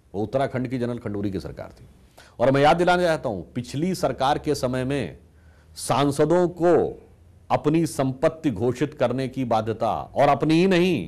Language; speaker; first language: Hindi; native; Hindi